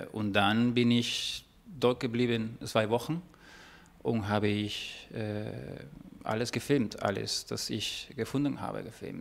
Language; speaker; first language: German; non-native, fluent; Spanish